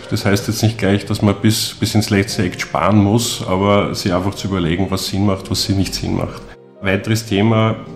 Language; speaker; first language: German; native; German